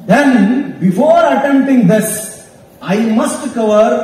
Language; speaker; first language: English; non-native, local second language; Kannada